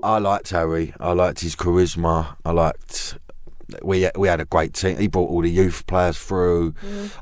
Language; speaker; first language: English; native; English